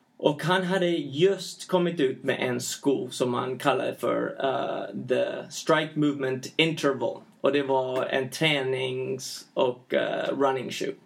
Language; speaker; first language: Swedish; early bilingual, heritage; Swedish